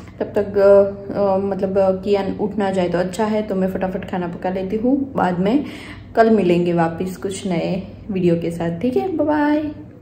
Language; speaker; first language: Hindi; non-native, local second language; Gujarati